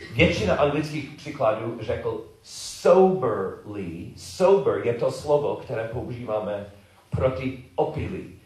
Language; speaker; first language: Czech; non-native, learner; English